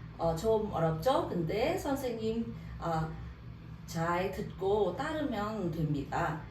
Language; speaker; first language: Korean; non-native, learner; Vietnamese